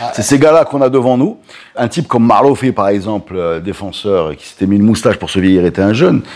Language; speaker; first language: French; non-native, local second language; Arabic